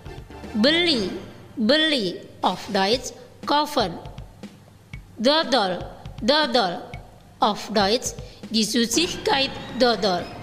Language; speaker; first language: German; non-native, fluent; Indonesian